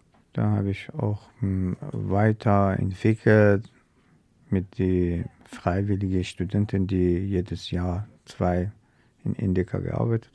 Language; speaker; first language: German; non-native, learner; Persian